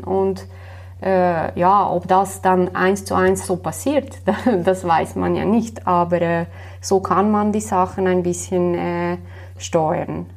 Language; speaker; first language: German; non-native, fluent; Slovenian